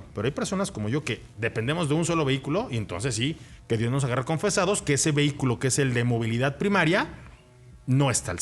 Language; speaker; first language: Spanish; native; Spanish